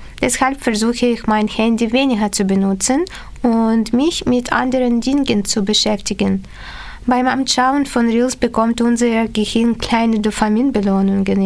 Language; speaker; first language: German; non-native, learner; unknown